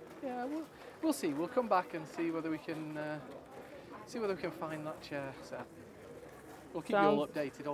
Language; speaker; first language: English; native; English